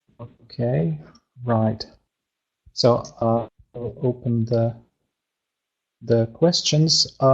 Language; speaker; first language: English; non-native, fluent; Russian